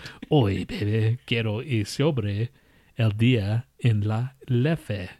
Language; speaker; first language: Spanish; non-native, learner; English